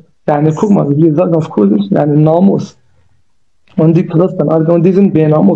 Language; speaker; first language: German; non-native, learner; Kurdish